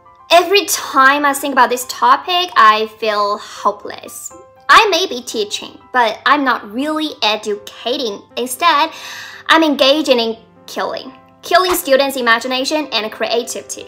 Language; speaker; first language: English; non-native, fluent; Chinese